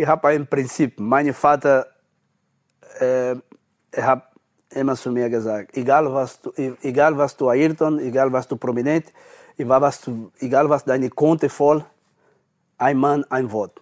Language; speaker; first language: German; non-native, learner; Portuguese